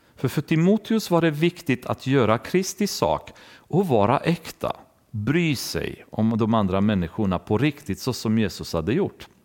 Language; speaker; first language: Swedish; non-native, fluent; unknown